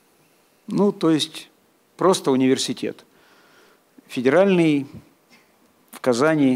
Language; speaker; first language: Russian; native; Russian